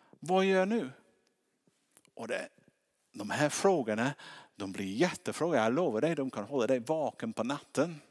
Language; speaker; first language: Swedish; non-native, fluent; English